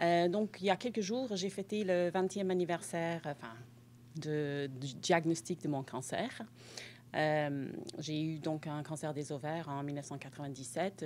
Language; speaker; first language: French; non-native, fluent; English